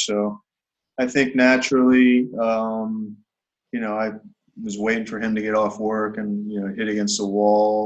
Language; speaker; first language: English; native; English